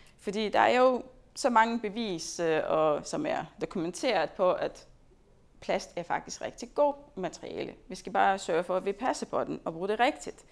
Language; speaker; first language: Danish; non-native, fluent; Lithuanian